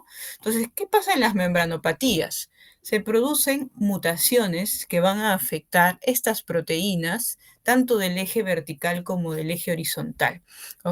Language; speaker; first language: Spanish; native; Spanish